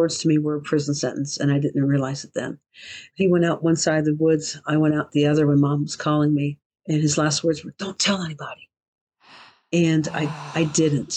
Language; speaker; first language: English; native; English